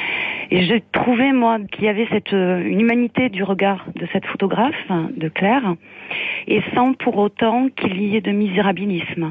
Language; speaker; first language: French; native; French